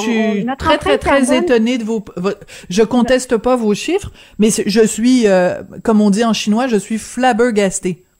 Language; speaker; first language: French; native; French